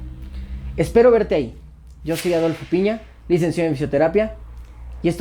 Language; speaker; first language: Spanish; native; Spanish